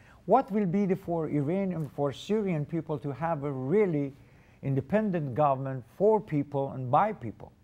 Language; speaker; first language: English; non-native, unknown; Persian